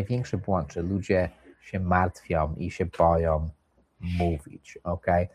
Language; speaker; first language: Polish; early bilingual, heritage; English